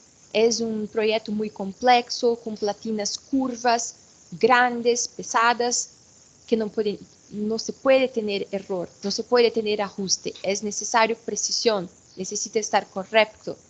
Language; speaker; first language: Spanish; non-native, fluent; Portuguese